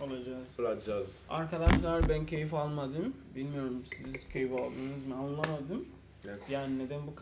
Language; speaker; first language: Turkish; non-native, learner; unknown